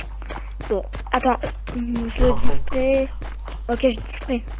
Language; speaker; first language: French; native; French